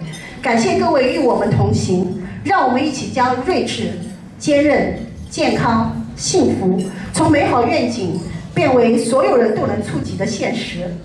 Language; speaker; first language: Chinese; native; Chinese